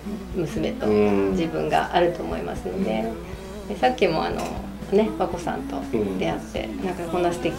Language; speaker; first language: Japanese; native; Japanese